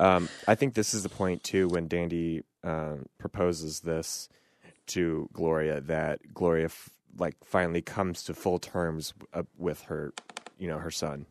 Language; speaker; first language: English; native; English